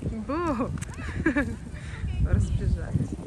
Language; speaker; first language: Russian; native; Russian